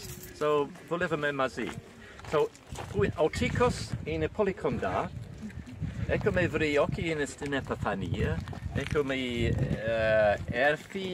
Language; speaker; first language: Greek; non-native, learner; English